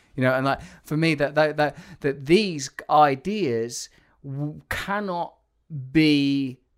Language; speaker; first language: English; native; English